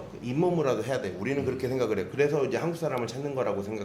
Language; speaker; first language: Korean; native; Korean